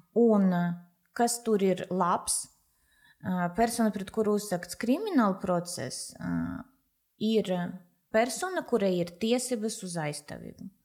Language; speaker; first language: Latvian; non-native, local second language; Russian